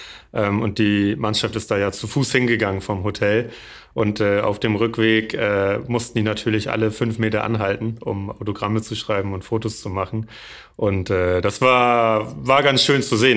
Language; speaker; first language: German; native; German